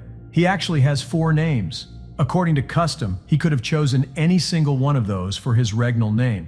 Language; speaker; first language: English; native; English